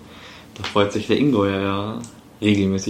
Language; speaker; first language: German; native; German